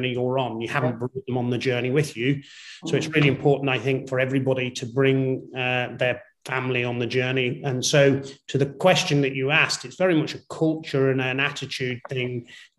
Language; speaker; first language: English; native; English